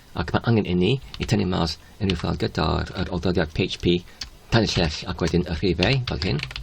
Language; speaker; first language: Welsh; non-native, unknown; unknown